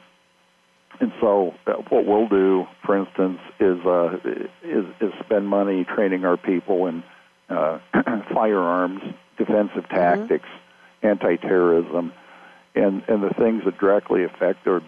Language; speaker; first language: English; native; English